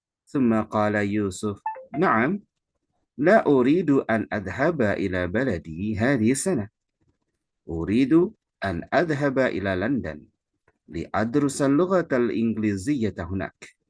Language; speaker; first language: Arabic; non-native, fluent; Indonesian